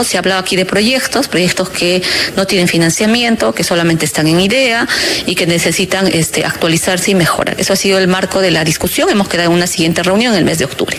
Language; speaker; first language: Spanish; native; Spanish